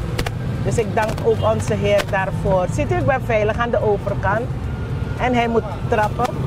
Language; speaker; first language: Dutch; non-native, local second language; Javanese